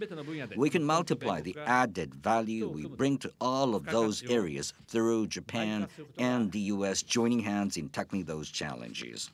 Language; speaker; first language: English; non-native, fluent; Japanese